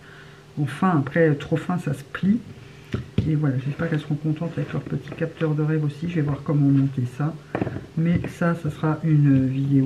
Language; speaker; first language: French; native; French